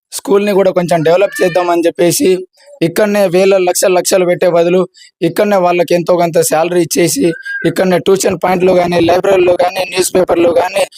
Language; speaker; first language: Telugu; non-native, local second language; Lambadi